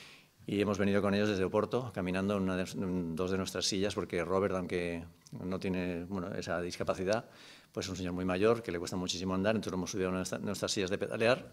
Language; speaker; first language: Spanish; native; Spanish